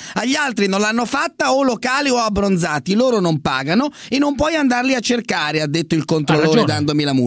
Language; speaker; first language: Italian; native; Italian